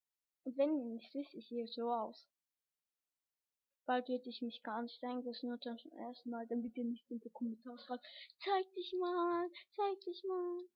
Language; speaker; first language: German; early bilingual, other home language; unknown